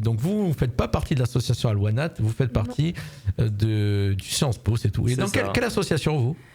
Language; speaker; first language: French; native; French